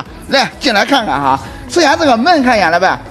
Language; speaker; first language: Chinese; native; Chinese